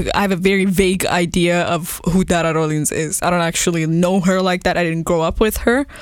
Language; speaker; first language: English; non-native, fluent; Persian